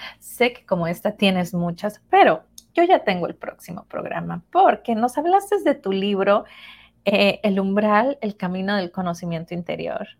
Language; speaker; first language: Spanish; native; Spanish